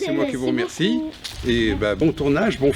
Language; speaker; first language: French; native; French